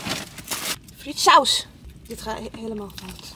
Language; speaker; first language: Dutch; non-native, learner; Italian